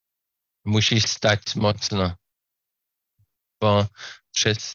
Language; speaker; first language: Polish; non-native, learner; Slovak